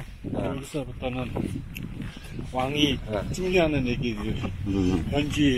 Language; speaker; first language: Korean; non-native, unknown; Mongolian